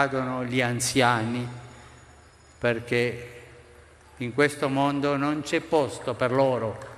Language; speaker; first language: Italian; non-native, fluent; Spanish